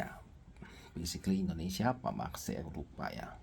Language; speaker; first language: Indonesian; non-native, fluent; Chinese